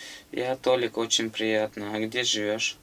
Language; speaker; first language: Russian; non-native, local second language; Tajik